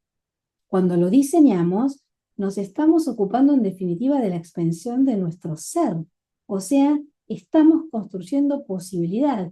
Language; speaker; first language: Spanish; native; Spanish